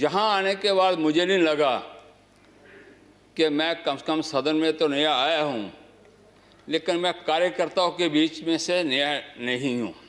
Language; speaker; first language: Hindi; non-native, local second language; Dogri